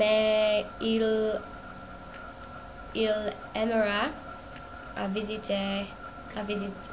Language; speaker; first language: French; non-native, learner; English